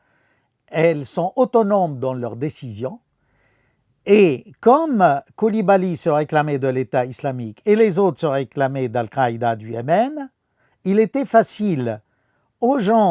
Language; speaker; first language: French; non-native, fluent; Arabic